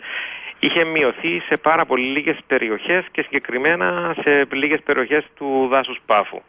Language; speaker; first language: Greek; native; Greek